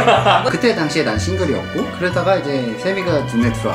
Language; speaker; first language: Korean; native; Korean